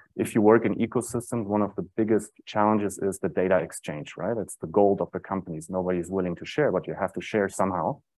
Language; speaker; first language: English; non-native, fluent; German